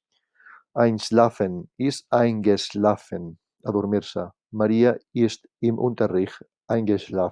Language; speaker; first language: German; non-native, fluent; Catalan